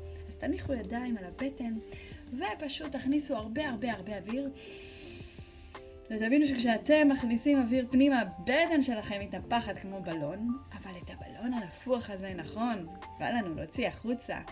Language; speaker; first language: Hebrew; native; Hebrew